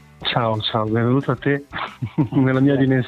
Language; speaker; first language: Italian; native; Italian